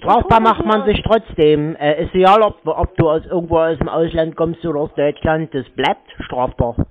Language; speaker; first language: German; native; German